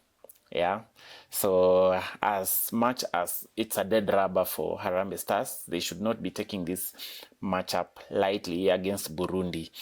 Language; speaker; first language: English; non-native, local second language; Swahili